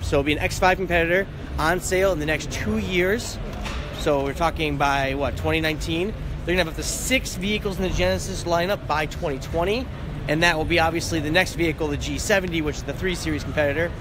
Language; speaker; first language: English; native; English